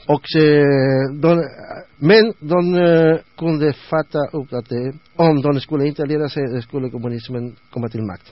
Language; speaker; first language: Swedish; non-native, learner; Spanish